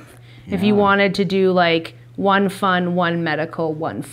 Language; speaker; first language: English; native; English